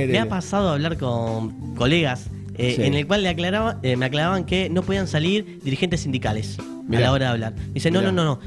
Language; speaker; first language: Spanish; native; Spanish